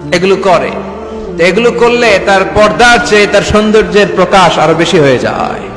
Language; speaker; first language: Bangla; native; Bangla